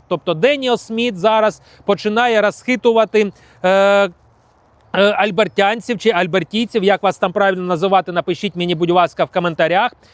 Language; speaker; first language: Ukrainian; non-native, local second language; Russian